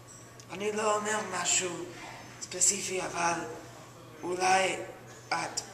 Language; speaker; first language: Hebrew; non-native, learner; English